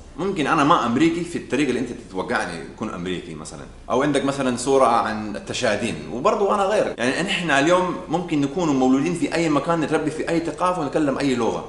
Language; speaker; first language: Arabic; non-native, local second language; English